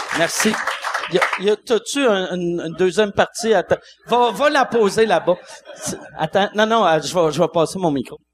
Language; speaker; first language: French; native; French